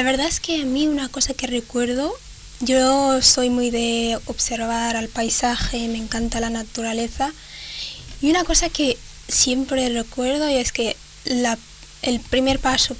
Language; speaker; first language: Spanish; early bilingual, other home language; Arabic